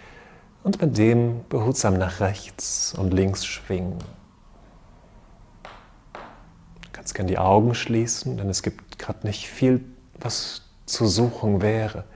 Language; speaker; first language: German; native; German